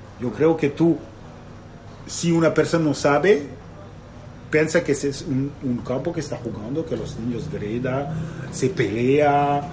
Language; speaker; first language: Spanish; non-native, learner; Italian